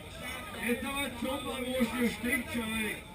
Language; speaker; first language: German; native; German